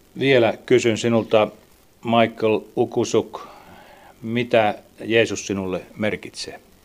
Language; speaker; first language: Finnish; native; Finnish